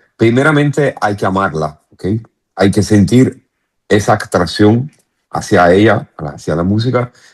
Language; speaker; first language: Spanish; non-native, fluent; Italian